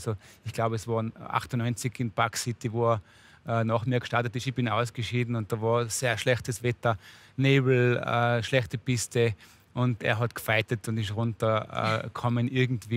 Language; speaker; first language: German; native; German